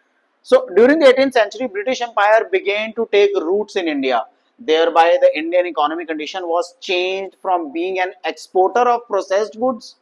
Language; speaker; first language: English; non-native, local second language; Hindi